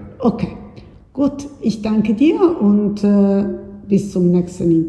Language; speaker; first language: German; non-native, fluent; Italian